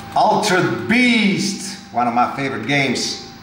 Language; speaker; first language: English; non-native, fluent; Bulgarian